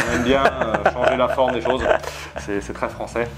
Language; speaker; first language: French; native; French